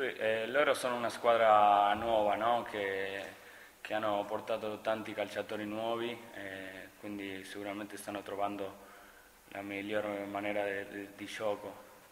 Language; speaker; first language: Italian; non-native, fluent; Spanish